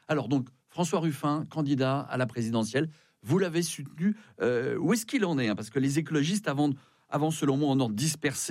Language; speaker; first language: French; native; French